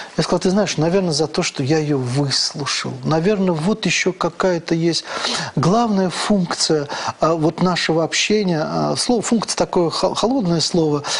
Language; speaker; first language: Russian; non-native, local second language; Azerbaijani